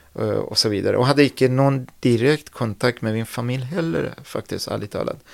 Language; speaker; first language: Swedish; non-native, fluent; Persian